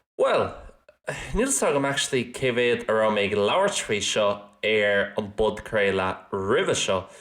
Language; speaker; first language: Irish; non-native, local second language; English